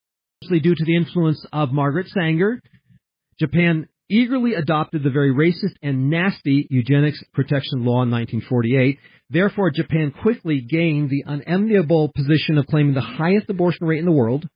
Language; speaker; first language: English; early bilingual, heritage; English